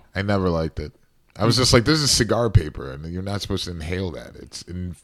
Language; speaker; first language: English; native; English